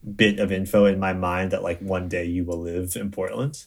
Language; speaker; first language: English; native; English